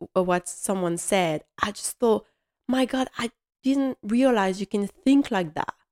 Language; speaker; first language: English; non-native, fluent; French